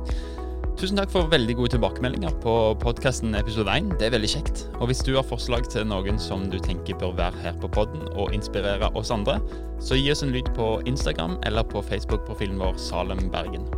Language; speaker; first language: Norwegian; native; Norwegian